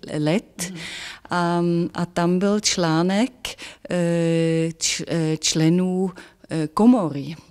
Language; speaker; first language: Czech; non-native, fluent; German